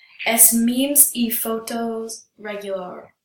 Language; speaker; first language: Spanish; non-native, learner; English